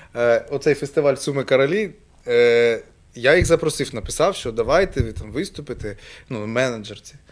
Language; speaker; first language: Ukrainian; native; Ukrainian